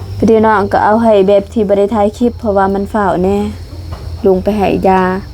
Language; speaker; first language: Lao; native; Lao